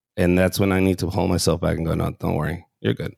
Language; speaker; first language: English; early bilingual, other home language; Spanish